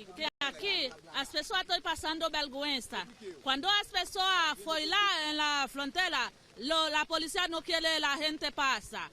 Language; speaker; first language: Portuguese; non-native, learner; Spanish